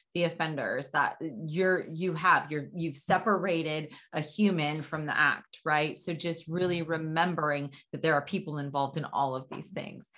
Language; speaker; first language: English; native; English